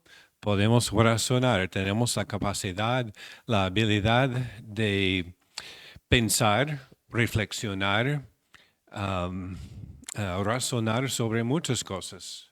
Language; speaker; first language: Spanish; non-native, fluent; English